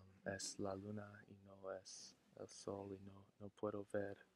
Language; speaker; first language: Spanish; non-native, learner; English